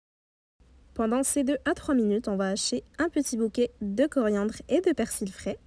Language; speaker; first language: French; native; French